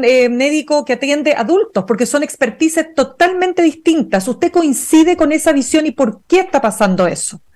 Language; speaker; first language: Spanish; native; Spanish